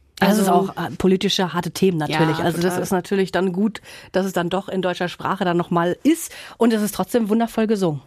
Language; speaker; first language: German; native; German